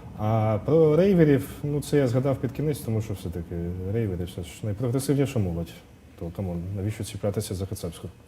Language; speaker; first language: Ukrainian; non-native, local second language; Russian